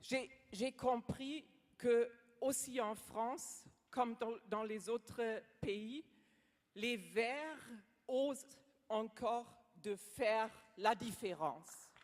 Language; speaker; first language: French; non-native, learner; German